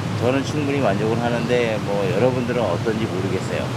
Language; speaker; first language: Korean; native; Korean